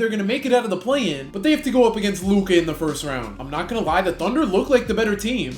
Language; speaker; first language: English; native; English